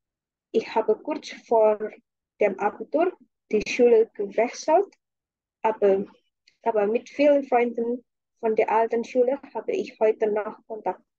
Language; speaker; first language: German; non-native, learner; Indonesian